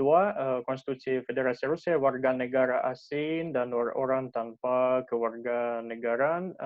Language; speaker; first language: Indonesian; non-native, learner; Russian